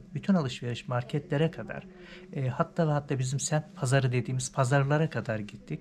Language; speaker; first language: Turkish; native; Turkish